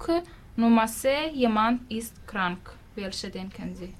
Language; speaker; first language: German; non-native, learner; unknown